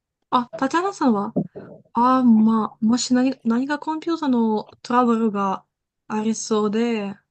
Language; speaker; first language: Japanese; non-native, learner; Ukrainian